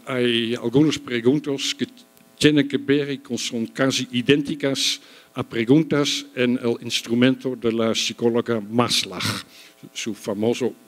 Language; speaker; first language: Spanish; non-native, fluent; Dutch